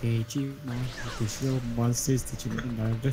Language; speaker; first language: English; native; English